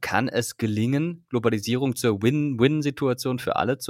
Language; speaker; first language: German; native; German